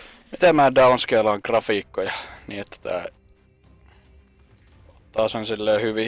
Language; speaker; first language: Finnish; native; Finnish